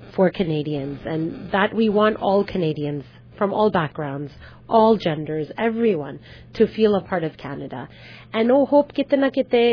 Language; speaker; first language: Punjabi; early bilingual, heritage; Punjabi